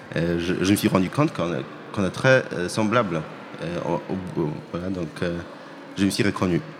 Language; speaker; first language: French; non-native, fluent; Polish